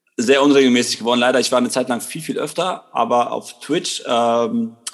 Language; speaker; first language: German; native; German